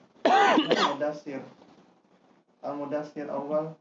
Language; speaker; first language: Arabic; non-native, learner; Indonesian